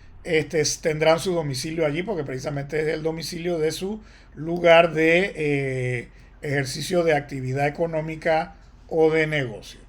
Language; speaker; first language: Spanish; native; Spanish